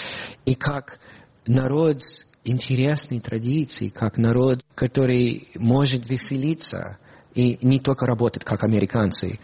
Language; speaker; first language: Russian; non-native, fluent; English